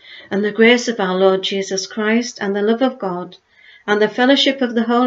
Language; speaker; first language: English; native; English